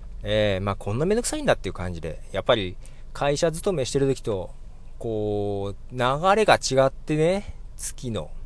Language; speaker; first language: Japanese; native; Japanese